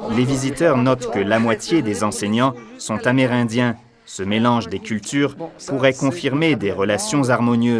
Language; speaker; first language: French; native; French